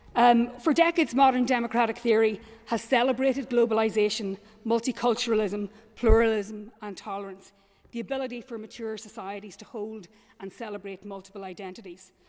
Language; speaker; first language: English; native; English